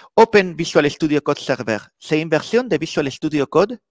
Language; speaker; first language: French; non-native, fluent; Spanish